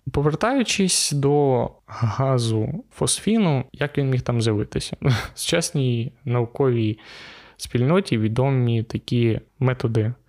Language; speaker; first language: Ukrainian; native; Ukrainian